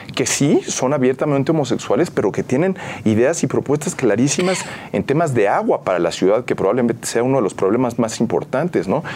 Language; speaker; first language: Spanish; native; Spanish